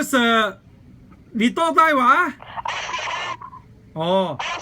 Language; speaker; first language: Chinese; non-native, local second language; Cantonese